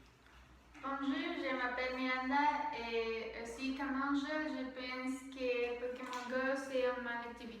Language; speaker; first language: French; non-native, learner; Spanish